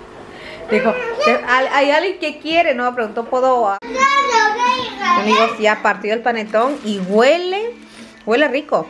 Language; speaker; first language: Spanish; native; Spanish